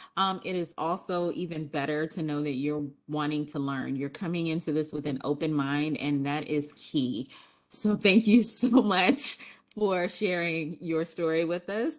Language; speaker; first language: English; native; English